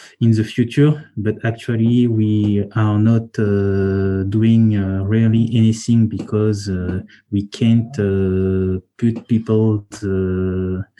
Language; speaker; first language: English; non-native, learner; French